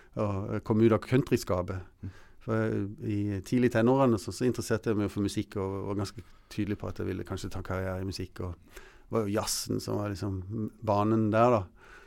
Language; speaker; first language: Norwegian; early bilingual, other home language; English